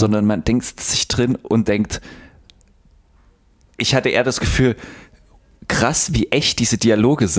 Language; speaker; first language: German; native; German